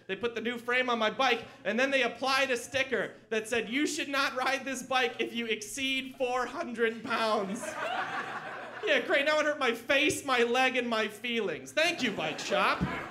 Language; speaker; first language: English; native; English